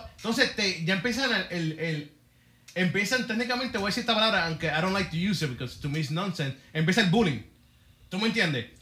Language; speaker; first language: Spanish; early bilingual, heritage; Spanish